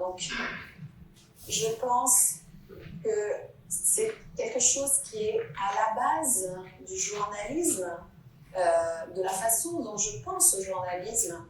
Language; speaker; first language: French; non-native, fluent; Italian